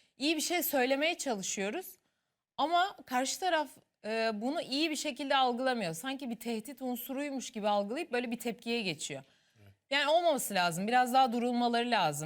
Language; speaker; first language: Turkish; native; Turkish